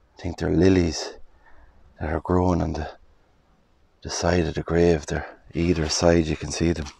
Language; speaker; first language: English; native; English